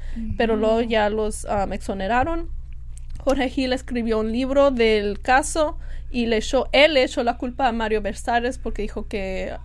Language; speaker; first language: Spanish; early bilingual, heritage; Spanish